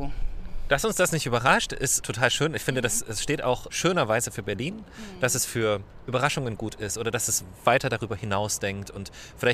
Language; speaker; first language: German; native; German